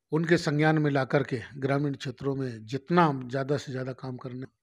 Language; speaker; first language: Hindi; native; Hindi